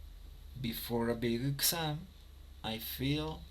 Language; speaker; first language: English; non-native, fluent; Spanish